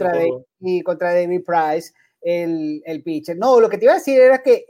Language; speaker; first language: Spanish; native; Spanish